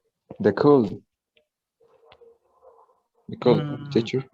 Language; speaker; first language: English; non-native, learner; Spanish